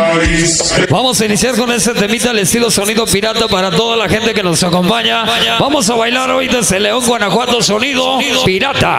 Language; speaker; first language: Spanish; native; Spanish